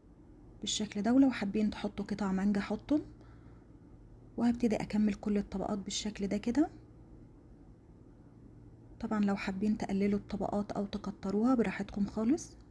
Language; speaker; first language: Arabic; native; Arabic